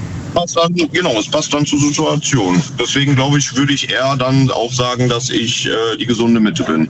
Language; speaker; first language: German; native; German